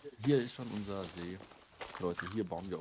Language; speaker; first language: German; native; German